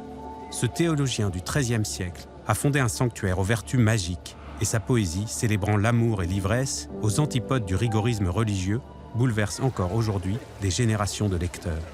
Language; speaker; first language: French; native; French